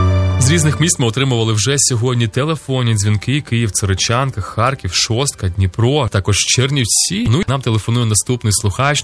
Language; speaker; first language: Ukrainian; native; Ukrainian